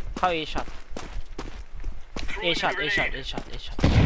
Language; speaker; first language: Thai; native; Thai